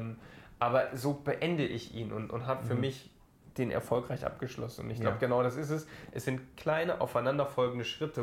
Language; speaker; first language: German; native; German